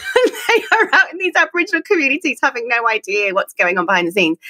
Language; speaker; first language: English; native; English